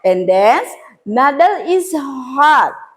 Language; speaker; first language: English; non-native, learner; Indonesian